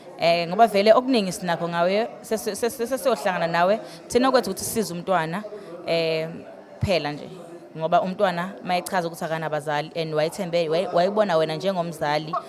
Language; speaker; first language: Zulu; native; Zulu